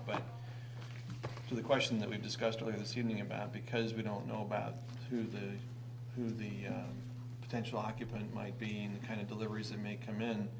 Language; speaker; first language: English; native; English